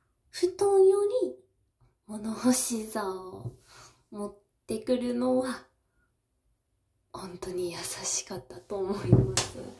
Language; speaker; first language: Japanese; non-native, learner; English